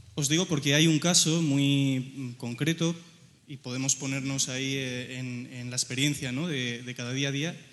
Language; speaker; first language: Spanish; native; Spanish